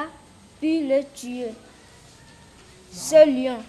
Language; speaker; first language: French; non-native, learner; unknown